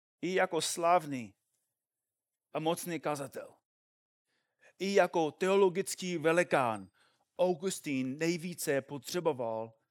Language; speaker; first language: Czech; non-native, fluent; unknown